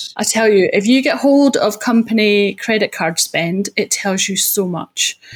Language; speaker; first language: English; native; English